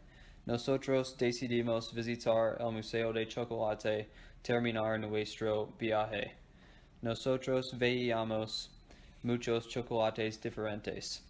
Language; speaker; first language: Spanish; non-native, learner; English